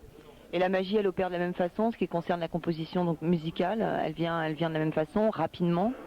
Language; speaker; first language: French; native; French